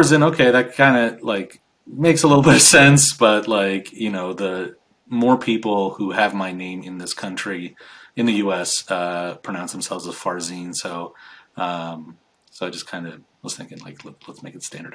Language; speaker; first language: English; native; English